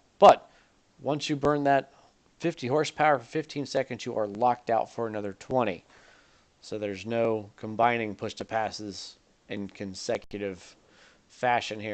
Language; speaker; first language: English; native; English